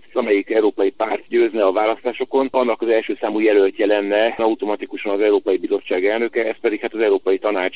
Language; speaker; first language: Hungarian; native; Hungarian